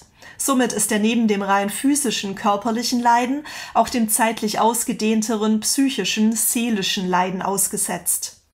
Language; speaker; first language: German; native; German